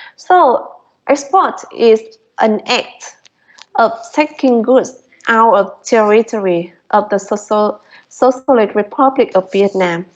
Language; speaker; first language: English; non-native, fluent; Vietnamese